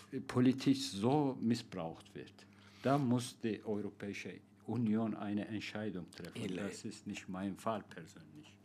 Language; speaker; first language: German; non-native, fluent; Turkish